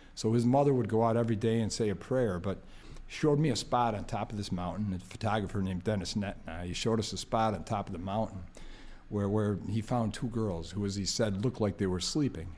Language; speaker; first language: English; native; English